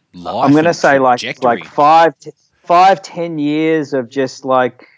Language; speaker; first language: English; native; English